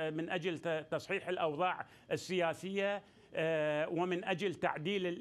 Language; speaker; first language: Arabic; native; Arabic